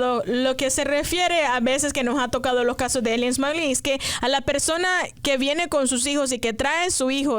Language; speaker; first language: Spanish; native; Spanish